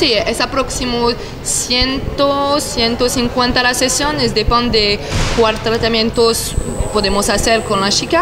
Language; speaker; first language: Spanish; non-native, learner; French